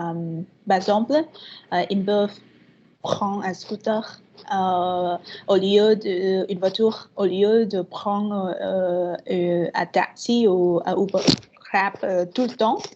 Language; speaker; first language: French; non-native, fluent; Vietnamese